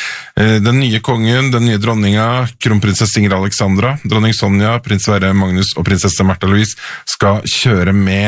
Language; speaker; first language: Norwegian; native; Norwegian